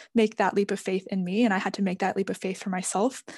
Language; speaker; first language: English; native; English